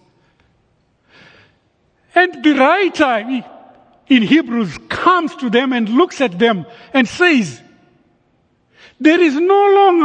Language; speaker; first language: English; non-native, local second language; Shona